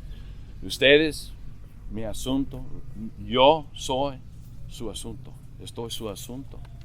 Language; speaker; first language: Spanish; non-native, fluent; English